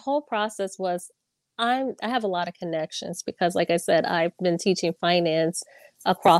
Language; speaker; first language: English; native; English